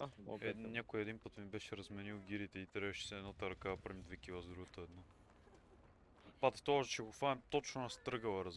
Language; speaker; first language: Bulgarian; native; Bulgarian